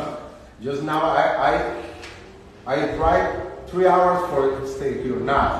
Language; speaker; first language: English; non-native, learner; Spanish